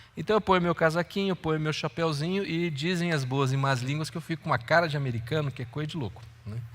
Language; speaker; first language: Portuguese; native; Portuguese